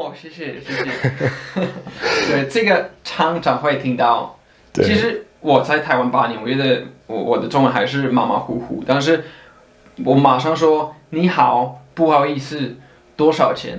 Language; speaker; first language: Chinese; non-native, fluent; Swedish